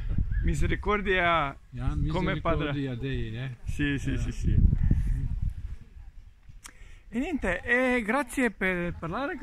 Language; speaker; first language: Italian; non-native, learner; Slovenian